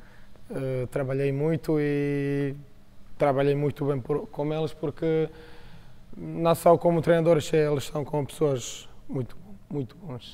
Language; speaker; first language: Portuguese; non-native, fluent; Croatian